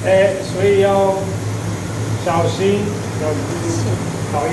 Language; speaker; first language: Chinese; non-native, fluent; Italian